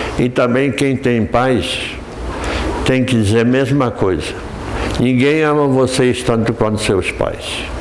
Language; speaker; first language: Portuguese; non-native, fluent; Polish